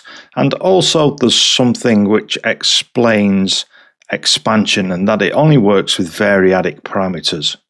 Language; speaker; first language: English; native; English